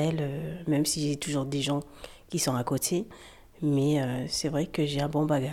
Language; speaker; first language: French; native; French